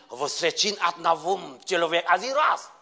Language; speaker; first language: Russian; non-native, learner; Vietnamese